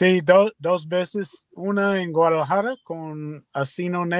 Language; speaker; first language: Spanish; non-native, learner; English